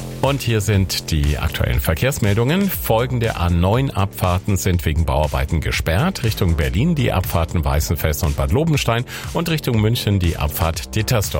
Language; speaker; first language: German; native; German